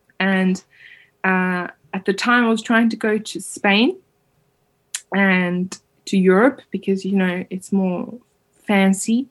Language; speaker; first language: English; early bilingual, other home language; Uyghur